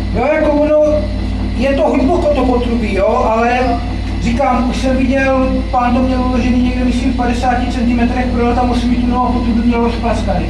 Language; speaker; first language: Czech; native; Czech